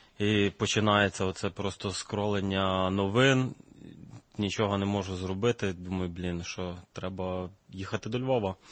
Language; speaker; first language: Ukrainian; native; Ukrainian